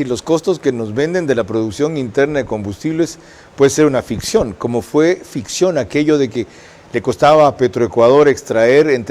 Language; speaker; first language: Spanish; native; Spanish